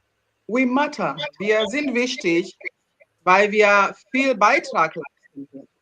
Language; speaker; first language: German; non-native, fluent; Ganda